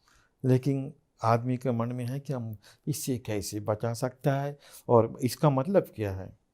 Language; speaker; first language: Hindi; non-native, fluent; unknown